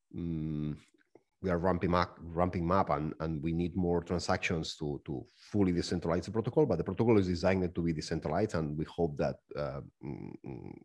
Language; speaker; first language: English; non-native, fluent; Spanish